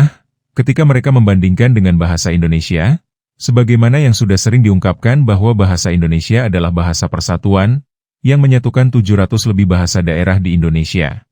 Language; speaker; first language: Indonesian; native; Indonesian